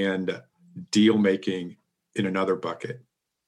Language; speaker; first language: English; native; English